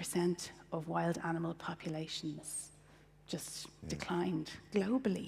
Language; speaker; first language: English; native; English